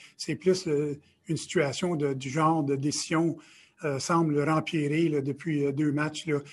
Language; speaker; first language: French; native; French